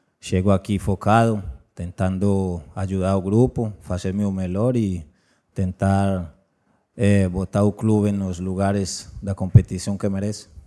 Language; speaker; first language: Portuguese; non-native, learner; Spanish